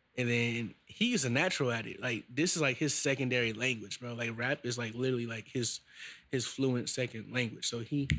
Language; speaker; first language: English; native; English